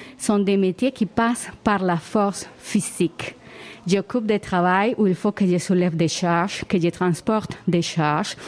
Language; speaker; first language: French; non-native, fluent; Spanish